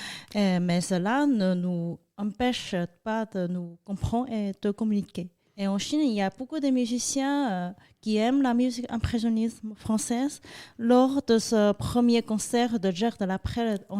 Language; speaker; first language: French; non-native, fluent; Chinese